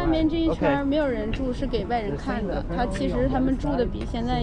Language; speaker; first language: Chinese; native; Chinese